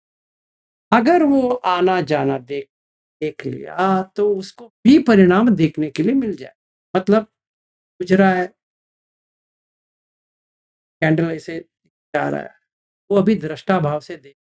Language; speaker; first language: Hindi; native; Hindi